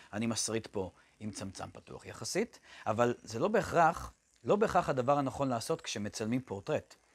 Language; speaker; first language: Hebrew; native; Hebrew